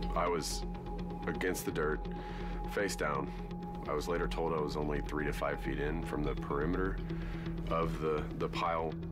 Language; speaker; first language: English; native; English